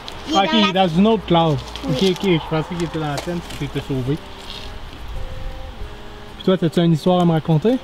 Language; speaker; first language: French; native; French